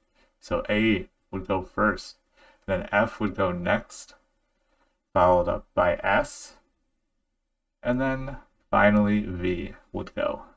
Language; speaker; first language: English; native; English